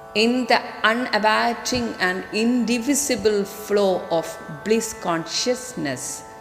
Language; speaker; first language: English; non-native, local second language; Malayalam